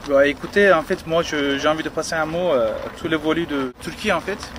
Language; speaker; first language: French; non-native, fluent; Turkish